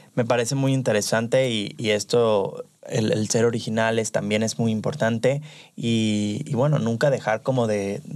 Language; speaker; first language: Spanish; native; Spanish